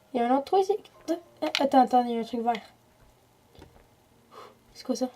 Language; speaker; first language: French; native; French